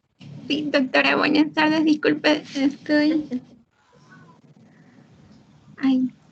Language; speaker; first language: Spanish; native; Spanish